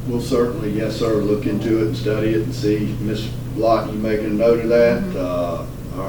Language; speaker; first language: English; native; English